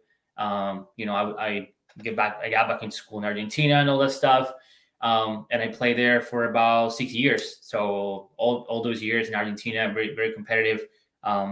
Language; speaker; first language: English; non-native, fluent; Spanish